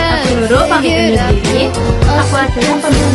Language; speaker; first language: Indonesian; native; Indonesian